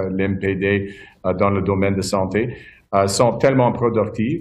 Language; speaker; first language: French; non-native, local second language; English